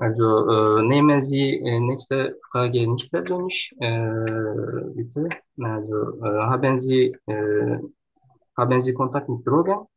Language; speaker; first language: German; non-native, learner; Turkish